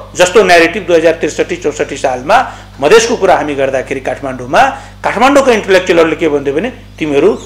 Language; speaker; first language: Nepali; non-native, local second language; Maithili